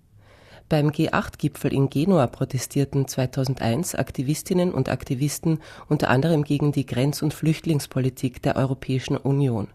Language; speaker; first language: German; native; German